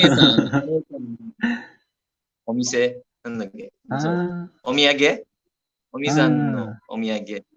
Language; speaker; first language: Japanese; non-native, learner; Malay